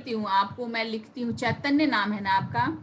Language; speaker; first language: Hindi; native; Hindi